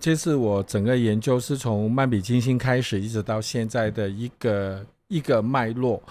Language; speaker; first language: Chinese; non-native, local second language; Cantonese